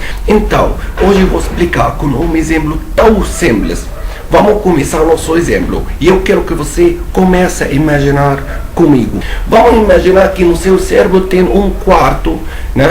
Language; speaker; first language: Portuguese; non-native, fluent; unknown